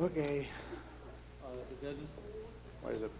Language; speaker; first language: English; non-native, learner; Spanish